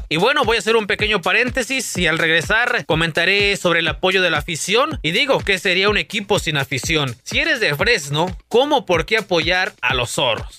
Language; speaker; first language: Spanish; native; Spanish